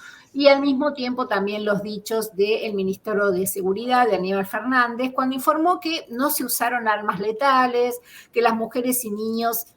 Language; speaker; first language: Spanish; native; Spanish